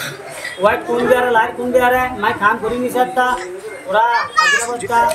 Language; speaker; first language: Hindi; non-native, learner; Rohingya